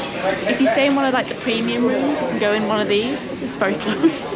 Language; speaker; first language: English; native; English